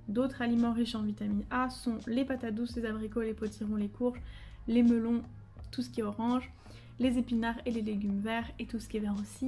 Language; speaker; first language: French; native; French